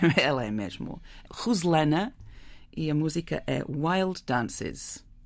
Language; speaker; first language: Portuguese; non-native, fluent; English